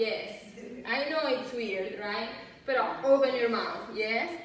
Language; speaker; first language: English; non-native, fluent; Italian